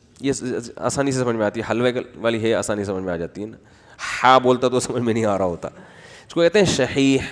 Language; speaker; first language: Urdu; native; Urdu